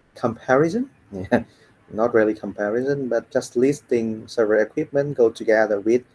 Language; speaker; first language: English; non-native, fluent; Vietnamese